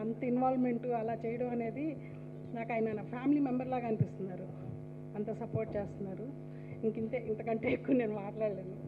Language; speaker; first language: Telugu; non-native, learner; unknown